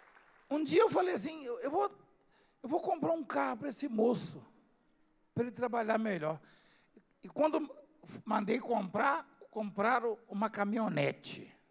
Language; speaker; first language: Portuguese; native; Portuguese